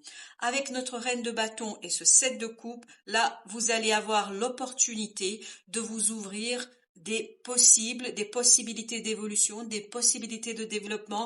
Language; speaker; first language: French; native; French